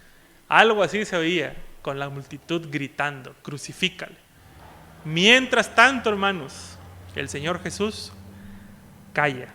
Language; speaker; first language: Spanish; native; Spanish